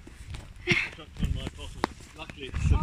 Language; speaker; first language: English; native; English